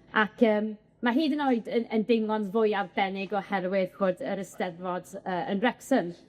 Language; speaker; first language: Welsh; native; Welsh